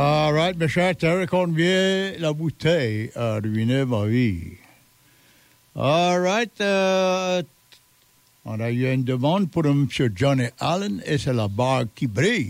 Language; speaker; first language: French; native; French